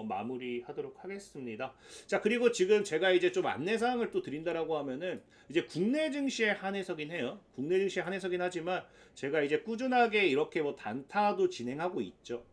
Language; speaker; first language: Korean; native; Korean